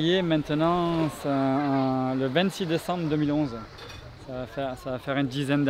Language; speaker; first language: French; native; French